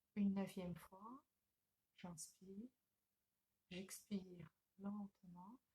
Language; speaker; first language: French; non-native, local second language; Arabic